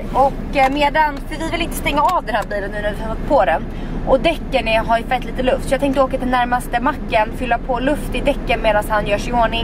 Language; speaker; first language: Swedish; native; Swedish